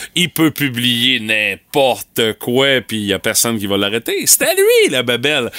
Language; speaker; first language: French; native; French